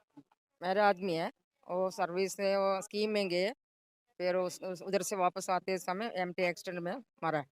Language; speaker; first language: Hindi; non-native, local second language; Malayalam